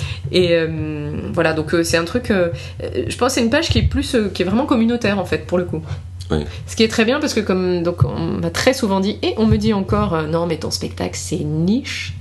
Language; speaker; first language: French; native; French